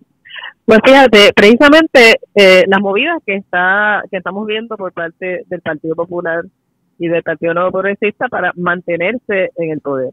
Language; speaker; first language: Spanish; native; Spanish